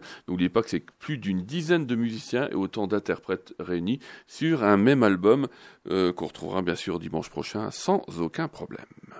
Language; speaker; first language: French; native; French